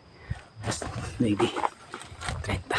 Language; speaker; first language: English; non-native, local second language; Filipino